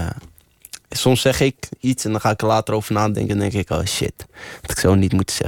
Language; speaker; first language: Dutch; early bilingual, other home language; Arabic